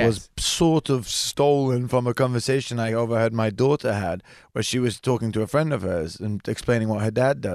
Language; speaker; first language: English; native; English